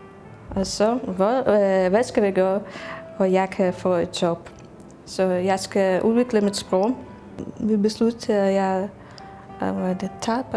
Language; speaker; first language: Danish; non-native, learner; Russian